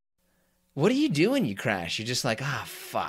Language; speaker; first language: English; native; English